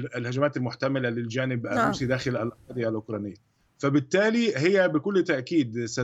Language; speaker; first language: Arabic; non-native, fluent; Russian